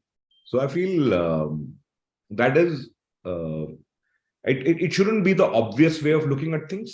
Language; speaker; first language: English; non-native, local second language; Malayalam